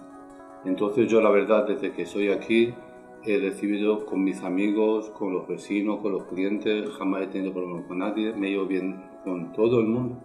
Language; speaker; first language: Spanish; non-native, fluent; Persian